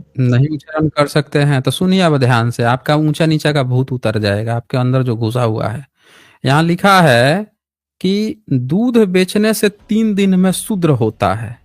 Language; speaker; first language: Hindi; native; Hindi